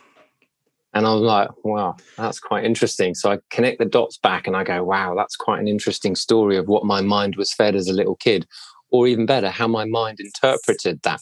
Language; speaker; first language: English; native; English